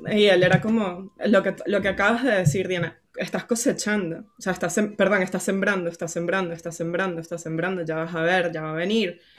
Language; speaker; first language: Spanish; native; Spanish